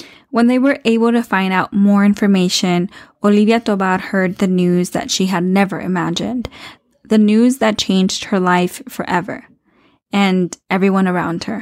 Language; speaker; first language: English; early bilingual, other home language; Spanish